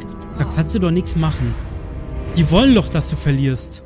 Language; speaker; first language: German; native; German